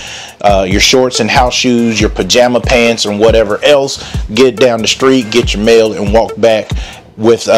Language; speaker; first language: English; native; English